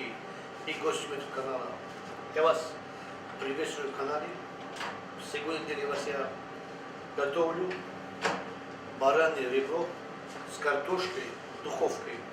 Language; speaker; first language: Russian; non-native, fluent; Tajik